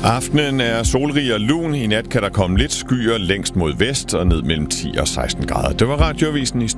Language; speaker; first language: Danish; native; Danish